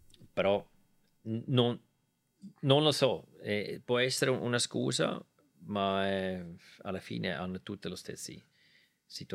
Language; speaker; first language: Italian; non-native, local second language; German